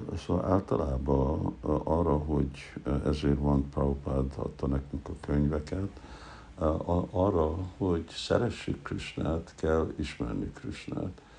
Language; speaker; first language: Hungarian; early bilingual, heritage; Hungarian